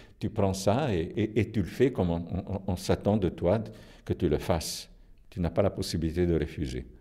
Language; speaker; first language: French; non-native, local second language; Italian